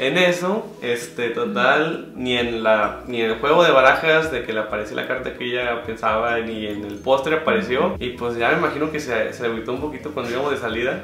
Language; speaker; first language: Spanish; native; Spanish